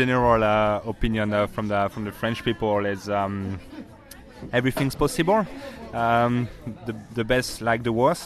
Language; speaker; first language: English; non-native, fluent; French